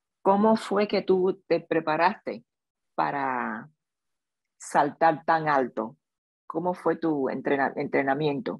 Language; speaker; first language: Spanish; early bilingual, other home language; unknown